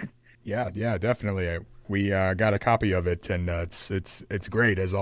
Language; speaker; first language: English; native; English